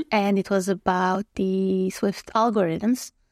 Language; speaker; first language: English; non-native, fluent; Croatian